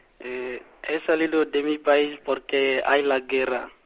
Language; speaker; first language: Spanish; non-native, learner; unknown